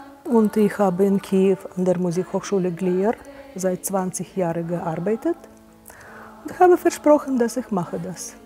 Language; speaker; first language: German; non-native, fluent; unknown